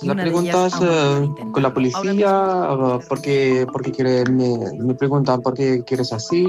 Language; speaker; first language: Spanish; non-native, learner; Arabic